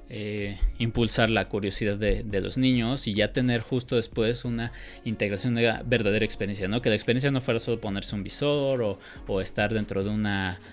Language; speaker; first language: Spanish; native; Spanish